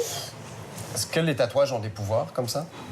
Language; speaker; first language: French; native; French